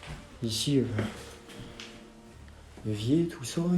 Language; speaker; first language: French; native; French